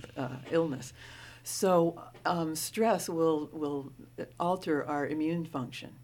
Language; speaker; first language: English; native; English